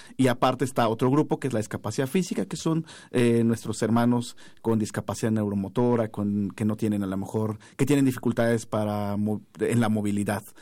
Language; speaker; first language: Spanish; non-native, local second language; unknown